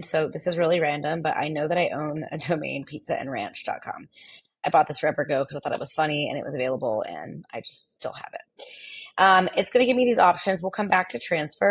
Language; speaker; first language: English; native; English